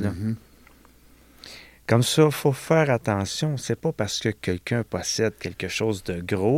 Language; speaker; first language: French; native; French